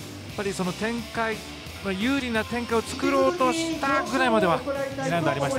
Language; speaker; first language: Japanese; native; Japanese